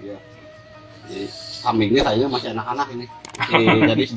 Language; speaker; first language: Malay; non-native, local second language; Sundanese